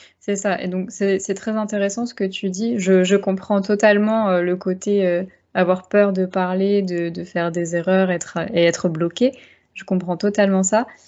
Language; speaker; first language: French; native; French